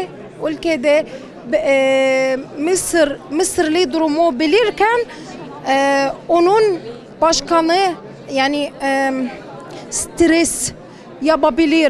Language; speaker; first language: Turkish; non-native, learner; Arabic